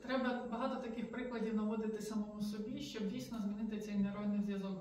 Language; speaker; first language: Ukrainian; native; Ukrainian